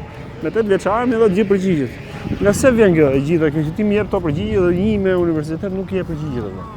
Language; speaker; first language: Albanian; native; Albanian